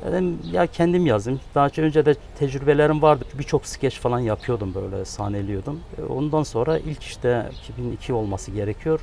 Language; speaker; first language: Turkish; early bilingual, other home language; Kurdish